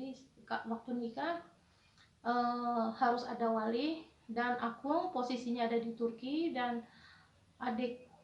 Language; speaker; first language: Indonesian; non-native, local second language; Javanese